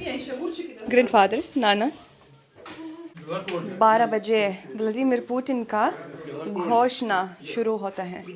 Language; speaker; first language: Hindi; non-native, fluent; Russian